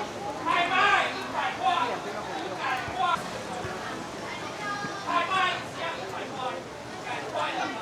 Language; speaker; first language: Chinese; native; Chinese